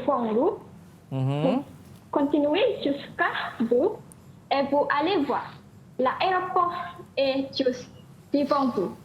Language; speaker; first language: French; non-native, learner; Malay